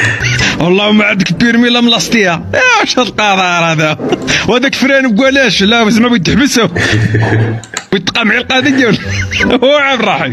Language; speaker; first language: Arabic; native; Arabic